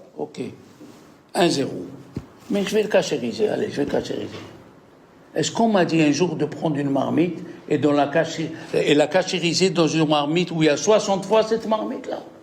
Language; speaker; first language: French; native; French